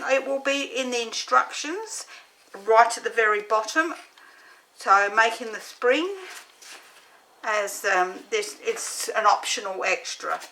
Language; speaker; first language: English; native; English